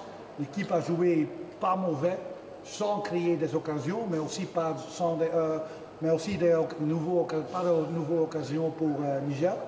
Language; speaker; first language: French; non-native, fluent; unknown